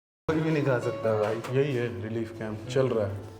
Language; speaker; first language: Hindi; native; Hindi